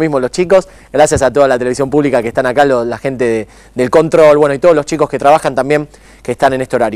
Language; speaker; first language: Spanish; native; Spanish